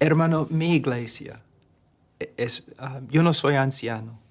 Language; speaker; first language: Spanish; non-native, fluent; English